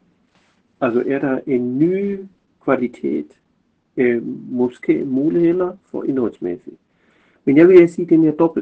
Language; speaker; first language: Danish; non-native, fluent; German